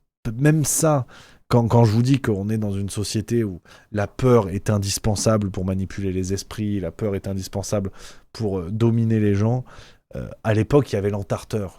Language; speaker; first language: French; native; French